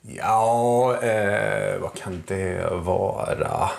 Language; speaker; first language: Swedish; native; Swedish